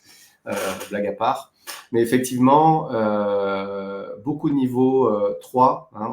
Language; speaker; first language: French; native; French